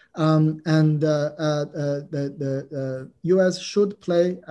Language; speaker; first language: English; non-native, fluent; Chinese